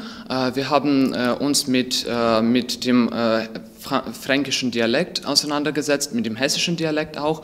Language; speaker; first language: German; non-native, fluent; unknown